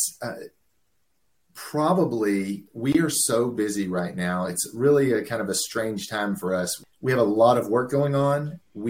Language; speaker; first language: English; native; English